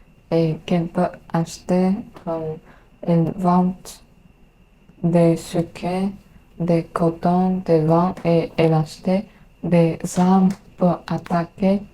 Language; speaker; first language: French; non-native, learner; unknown